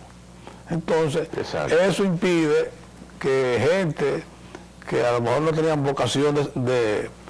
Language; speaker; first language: Spanish; native; Spanish